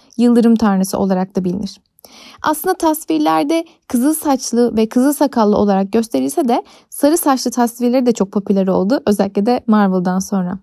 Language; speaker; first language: Turkish; native; Turkish